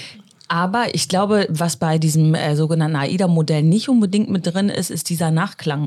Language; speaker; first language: German; native; German